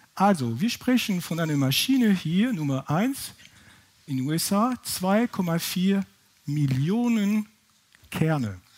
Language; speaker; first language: German; non-native, fluent; French